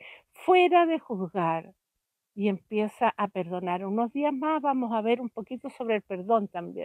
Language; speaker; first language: Spanish; native; Spanish